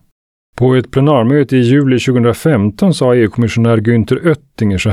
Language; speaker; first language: Swedish; native; Swedish